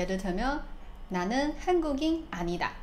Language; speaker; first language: Korean; non-native, fluent; Chinese